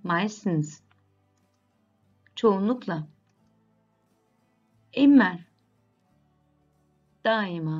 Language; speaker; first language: German; non-native, fluent; Turkish